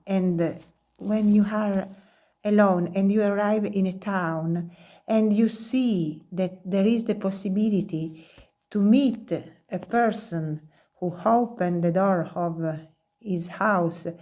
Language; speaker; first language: English; non-native, learner; Italian